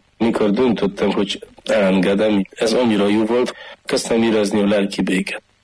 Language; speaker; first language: Hungarian; non-native, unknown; Polish